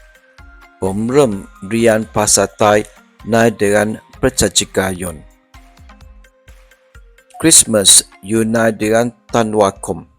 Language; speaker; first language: Thai; non-native, learner; English